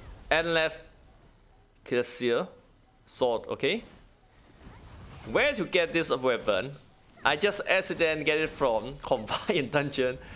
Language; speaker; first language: English; non-native, learner; Thai